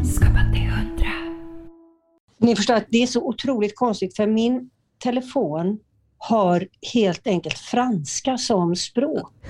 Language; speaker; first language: Swedish; native; Swedish